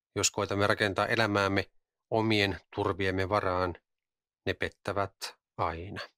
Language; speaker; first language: Finnish; native; Finnish